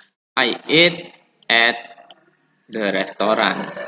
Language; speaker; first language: English; non-native, learner; Indonesian